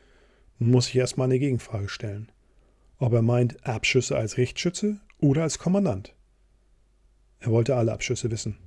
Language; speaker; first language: German; native; German